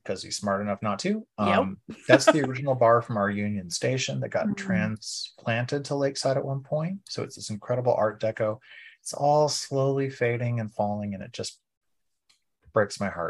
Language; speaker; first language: English; native; English